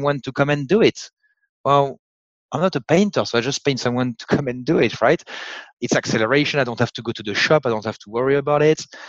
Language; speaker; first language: English; non-native, fluent; French